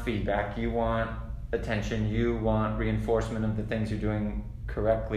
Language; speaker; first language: English; native; English